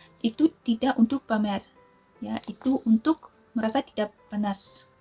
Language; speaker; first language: Indonesian; non-native, fluent; Russian